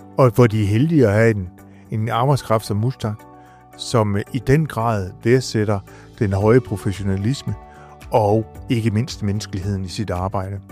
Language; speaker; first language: Danish; native; Danish